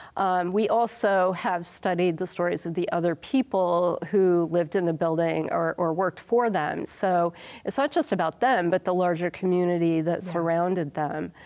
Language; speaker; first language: English; native; English